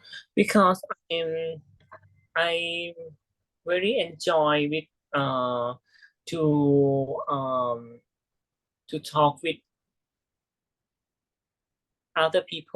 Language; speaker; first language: English; non-native, learner; Thai